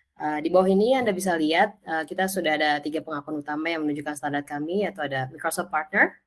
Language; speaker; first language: Indonesian; native; Indonesian